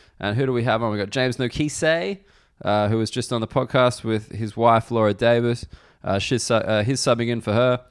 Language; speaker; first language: English; native; English